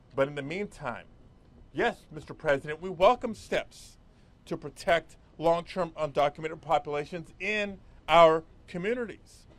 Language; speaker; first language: English; early bilingual, other home language; Spanish